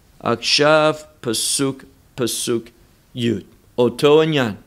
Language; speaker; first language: Hebrew; non-native, fluent; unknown